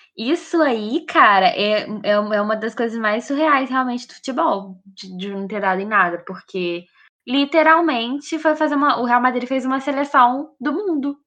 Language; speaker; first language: Portuguese; native; Portuguese